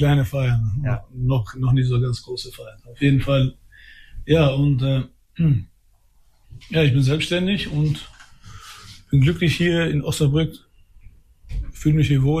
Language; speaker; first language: German; early bilingual, other home language; Albanian